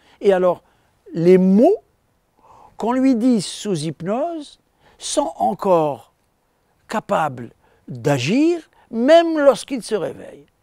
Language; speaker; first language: French; non-native, local second language; Arabic